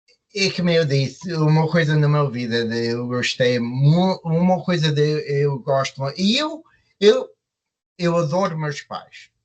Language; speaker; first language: Portuguese; early bilingual, heritage; Portuguese